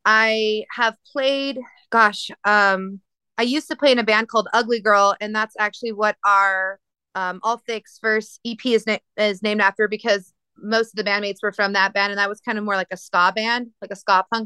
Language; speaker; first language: English; native; English